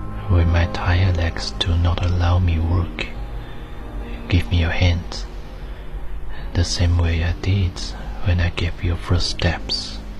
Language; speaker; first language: English; non-native, fluent; Chinese